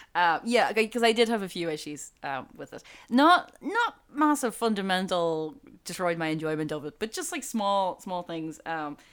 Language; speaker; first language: English; native; English